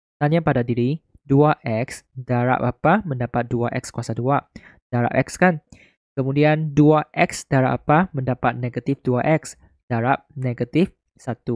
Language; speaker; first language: Malay; non-native, local second language; Chinese